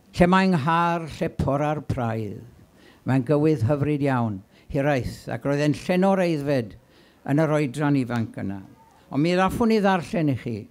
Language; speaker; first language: Welsh; native; Welsh